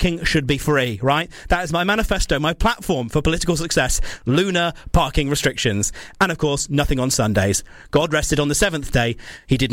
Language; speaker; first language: English; native; English